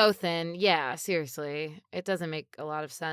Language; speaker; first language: English; native; English